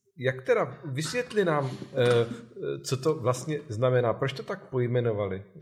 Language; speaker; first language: Czech; native; Czech